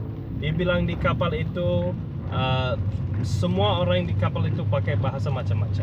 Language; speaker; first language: Indonesian; non-native, fluent; English